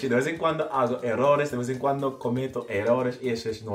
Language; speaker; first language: Spanish; non-native, fluent; English